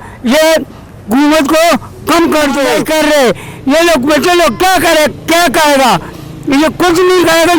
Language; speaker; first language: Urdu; non-native, local second language; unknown